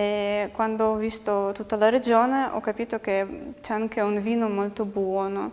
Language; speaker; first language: Italian; non-native, fluent; Russian